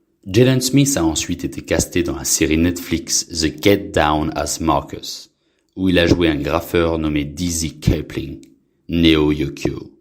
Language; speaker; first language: French; non-native, local second language; Haitian Creole